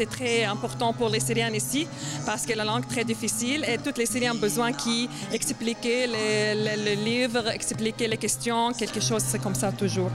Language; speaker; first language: French; non-native, learner; Arabic